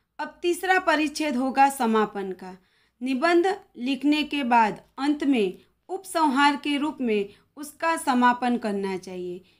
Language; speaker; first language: Hindi; non-native, local second language; Gujarati